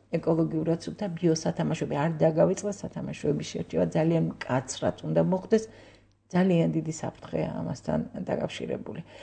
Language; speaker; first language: Georgian; native; Georgian